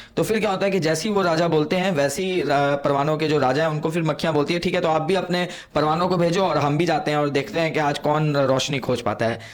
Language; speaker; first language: Hindi; non-native, local second language; Punjabi